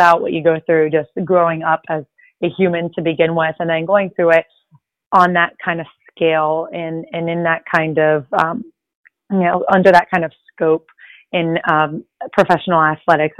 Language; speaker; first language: English; early bilingual, other home language; Spanish